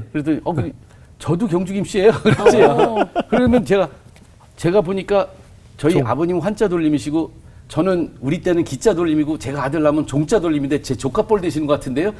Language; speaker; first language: Korean; native; Korean